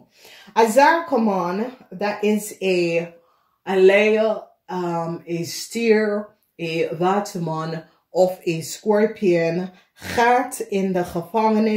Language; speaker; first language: Dutch; non-native, fluent; English